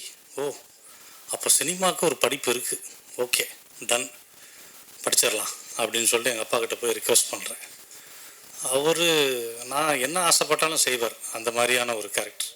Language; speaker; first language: Tamil; native; Tamil